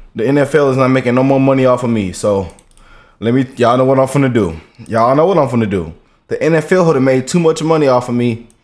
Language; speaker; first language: English; native; English